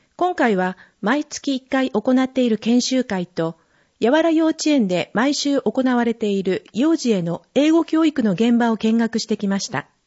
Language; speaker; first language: Japanese; native; Japanese